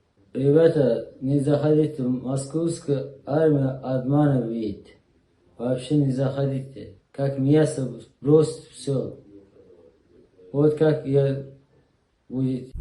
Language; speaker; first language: Russian; non-native, learner; Uzbek